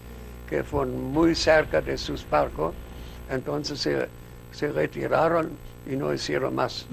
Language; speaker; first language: Spanish; non-native, fluent; German